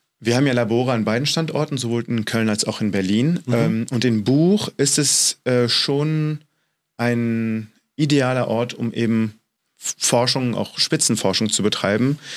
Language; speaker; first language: German; non-native, fluent; French